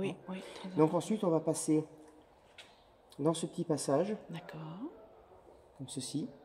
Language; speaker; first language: French; native; French